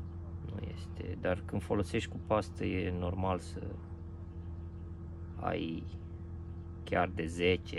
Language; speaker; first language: Romanian; native; Romanian